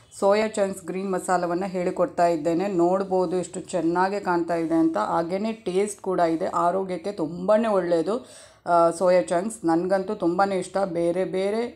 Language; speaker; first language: Kannada; non-native, local second language; Tulu